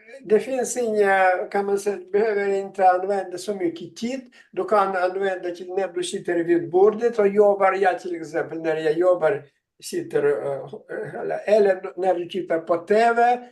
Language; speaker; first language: Swedish; non-native, learner; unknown